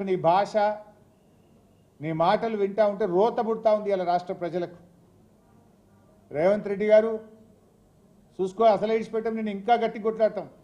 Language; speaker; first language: Telugu; native; Telugu